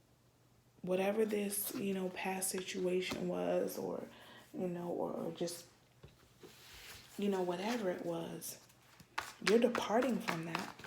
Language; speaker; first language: English; native; English